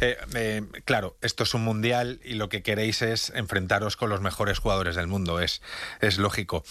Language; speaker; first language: Spanish; native; Spanish